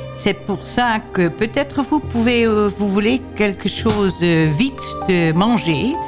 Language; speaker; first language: French; non-native, learner; Dutch